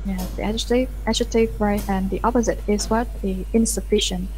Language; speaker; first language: English; non-native, fluent; Vietnamese